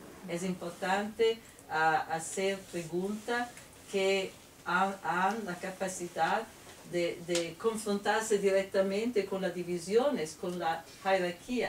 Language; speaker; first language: Spanish; non-native, fluent; Italian